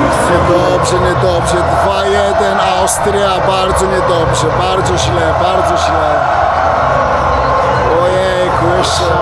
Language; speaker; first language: Polish; non-native, learner; English